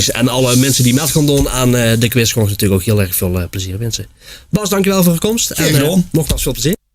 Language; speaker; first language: Dutch; native; Dutch